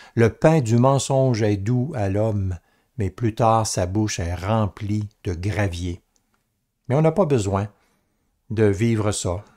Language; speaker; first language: French; native; French